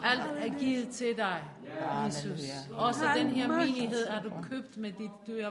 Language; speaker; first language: Danish; non-native, fluent; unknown